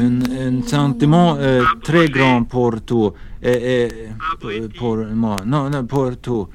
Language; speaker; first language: French; non-native, learner; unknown